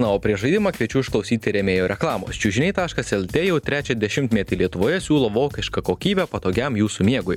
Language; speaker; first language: Lithuanian; native; Lithuanian